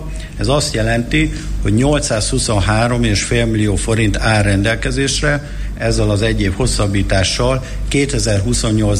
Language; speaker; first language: Hungarian; native; Hungarian